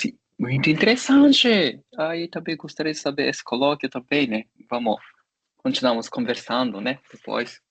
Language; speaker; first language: Portuguese; non-native, fluent; Japanese